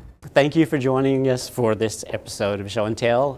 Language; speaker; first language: English; native; English